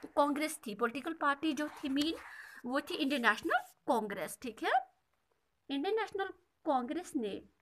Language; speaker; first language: Hindi; non-native, local second language; Kashmiri